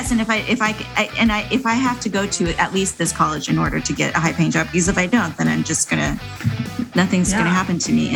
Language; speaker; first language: English; native; English